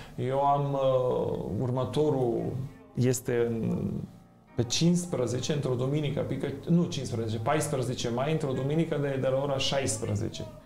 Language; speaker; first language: Romanian; non-native, fluent; Macedonian